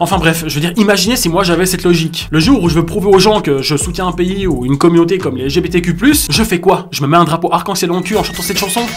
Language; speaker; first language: French; native; French